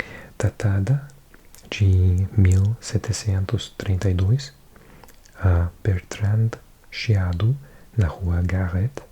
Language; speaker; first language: Portuguese; non-native, learner; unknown